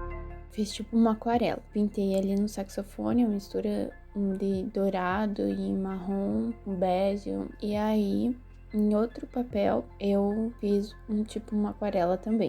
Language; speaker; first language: Portuguese; native; Portuguese